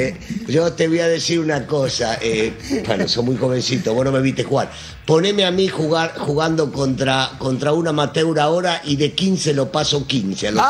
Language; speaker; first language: Spanish; native; Spanish